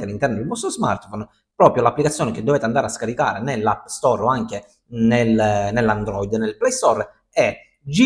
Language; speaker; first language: Italian; native; Italian